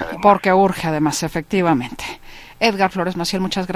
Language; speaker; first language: Spanish; native; Spanish